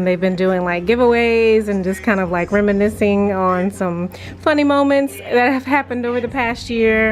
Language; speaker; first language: English; native; English